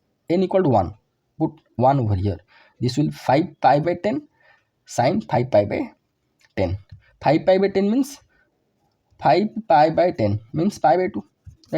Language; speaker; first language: English; non-native, local second language; Odia